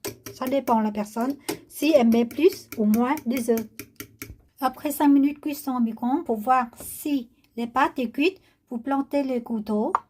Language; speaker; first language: French; non-native, learner; Vietnamese